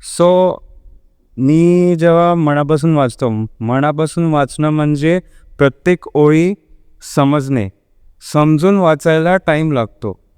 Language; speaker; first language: Marathi; non-native, local second language; Telugu